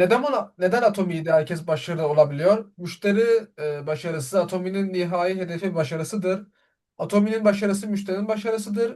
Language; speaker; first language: Turkish; native; Turkish